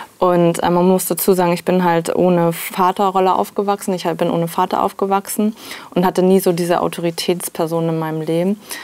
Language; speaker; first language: German; native; German